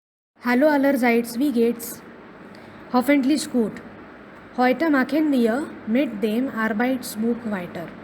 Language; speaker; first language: German; non-native, fluent; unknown